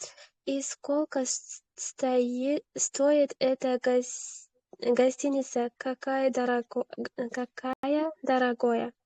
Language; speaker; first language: Russian; non-native, learner; Uzbek